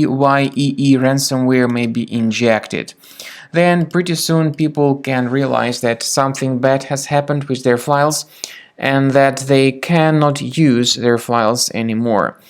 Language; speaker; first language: English; non-native, fluent; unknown